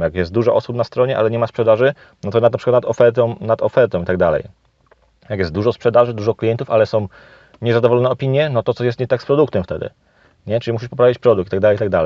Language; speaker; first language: Polish; native; Polish